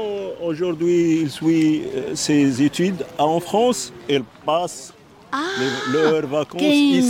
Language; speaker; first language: French; non-native, learner; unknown